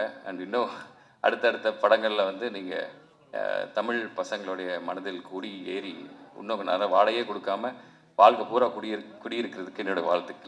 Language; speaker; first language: Tamil; native; Tamil